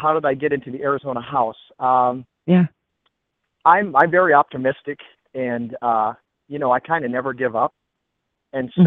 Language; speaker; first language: English; native; English